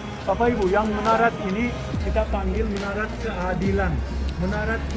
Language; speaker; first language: Indonesian; non-native, fluent; Turkish